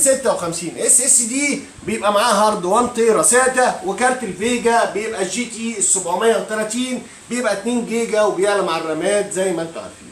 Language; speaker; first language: Arabic; native; Arabic